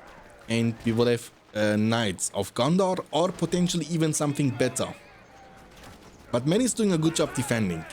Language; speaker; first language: English; non-native, fluent; German